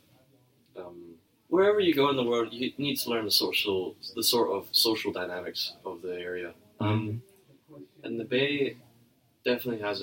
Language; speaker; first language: English; native; English